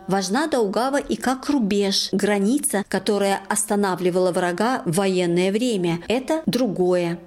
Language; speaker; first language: Russian; non-native, local second language; Latvian